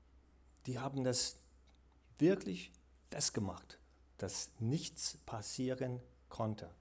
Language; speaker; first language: German; non-native, fluent; English